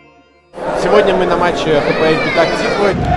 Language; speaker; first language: Russian; native; Russian